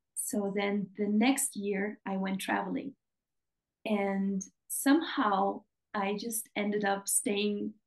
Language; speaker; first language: English; non-native, fluent; Dutch